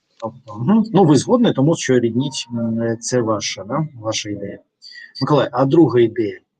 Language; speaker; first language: Ukrainian; non-native, learner; Russian